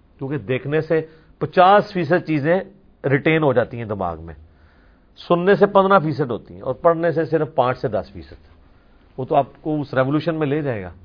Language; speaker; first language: Urdu; non-native, local second language; Punjabi